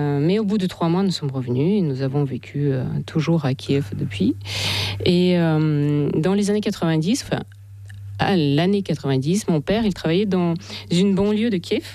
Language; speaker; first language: French; non-native, fluent; Russian